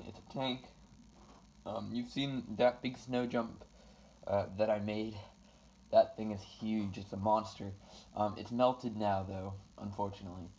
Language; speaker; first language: English; native; English